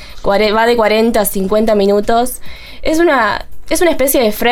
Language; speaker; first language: Spanish; native; Spanish